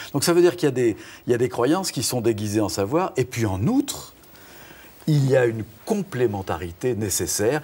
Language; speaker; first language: French; native; French